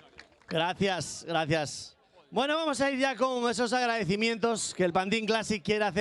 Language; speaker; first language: Spanish; native; Spanish